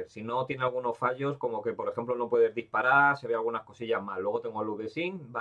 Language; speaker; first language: Spanish; native; Spanish